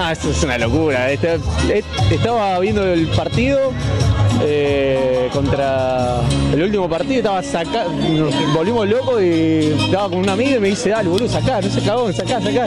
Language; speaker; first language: Spanish; native; Spanish